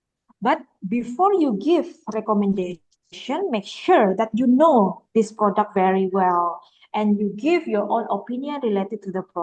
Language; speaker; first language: English; non-native, fluent; Indonesian